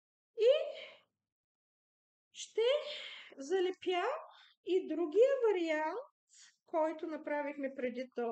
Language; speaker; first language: Bulgarian; native; Bulgarian